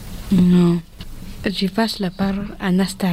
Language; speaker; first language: French; early bilingual, other home language; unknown